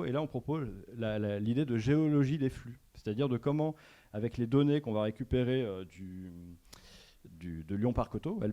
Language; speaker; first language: French; native; French